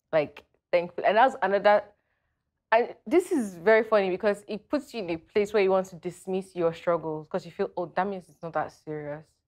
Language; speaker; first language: English; non-native, local second language; Yoruba